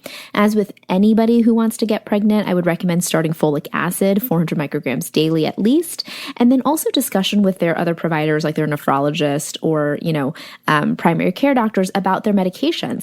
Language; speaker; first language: English; native; English